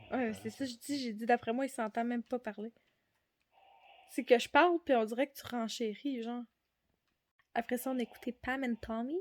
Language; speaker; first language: French; native; French